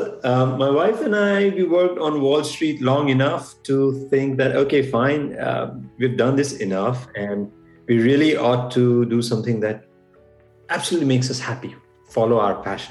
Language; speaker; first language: English; non-native, local second language; Gujarati